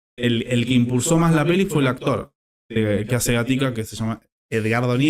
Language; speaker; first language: Spanish; native; Spanish